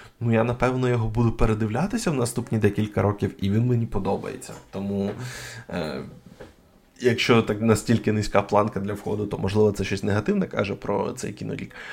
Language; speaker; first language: Ukrainian; non-native, local second language; Russian